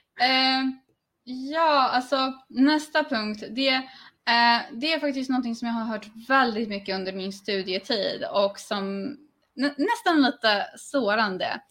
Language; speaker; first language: Swedish; early bilingual, other home language; Polish